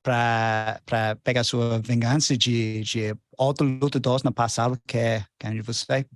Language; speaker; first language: Portuguese; non-native, learner; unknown